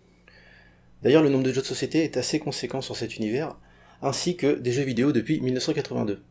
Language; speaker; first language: French; native; French